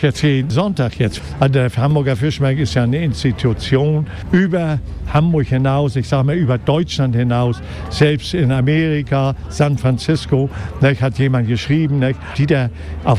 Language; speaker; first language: German; native; German